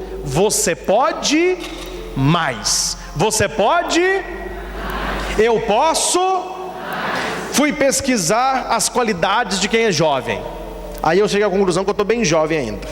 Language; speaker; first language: Portuguese; native; Portuguese